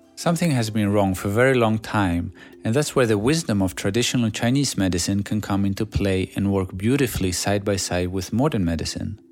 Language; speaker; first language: English; non-native, fluent; Swedish